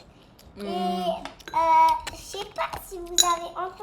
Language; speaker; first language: French; early bilingual, other home language; English